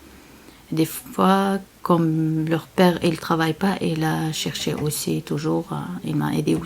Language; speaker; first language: French; non-native, learner; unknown